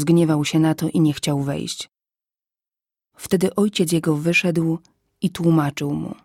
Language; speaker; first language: Polish; native; Polish